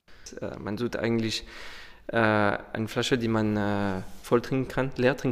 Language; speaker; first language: German; non-native, fluent; French